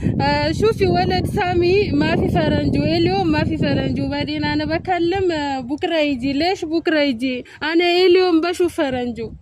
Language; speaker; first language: Arabic; non-native, learner; Amharic